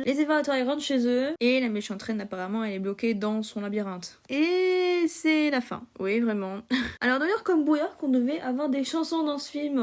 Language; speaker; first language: French; native; French